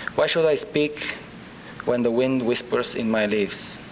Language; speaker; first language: English; non-native, fluent; Bulgarian